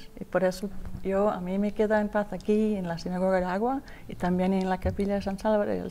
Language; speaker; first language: Spanish; non-native, learner; Danish